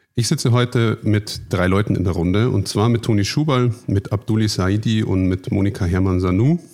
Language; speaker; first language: German; native; German